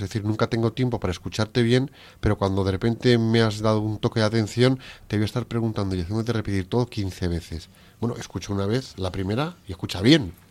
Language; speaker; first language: Spanish; native; Spanish